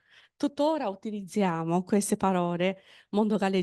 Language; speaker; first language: Italian; non-native, fluent; Japanese